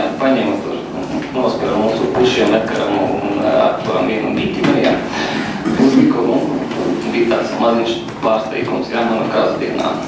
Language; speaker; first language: Latvian; non-native, local second language; Russian